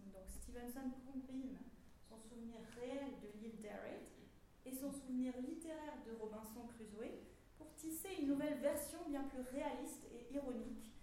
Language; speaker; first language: French; native; French